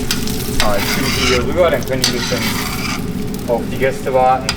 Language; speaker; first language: German; native; German